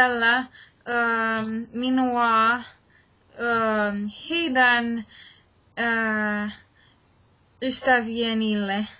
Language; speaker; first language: Finnish; non-native, learner; English